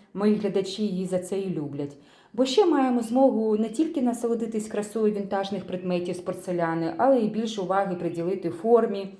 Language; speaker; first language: Ukrainian; non-native, local second language; Russian